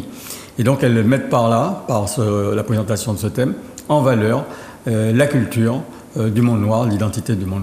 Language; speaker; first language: French; native; French